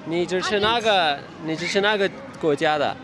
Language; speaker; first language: Chinese; non-native, learner; Turkish